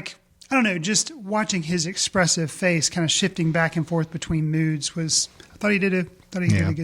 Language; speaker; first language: English; native; English